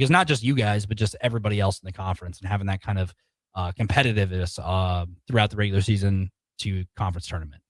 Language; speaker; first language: English; native; English